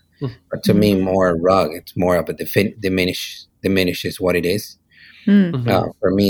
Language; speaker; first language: English; non-native, fluent; Spanish